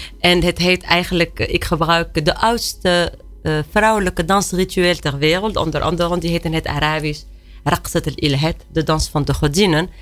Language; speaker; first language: Dutch; non-native, fluent; Arabic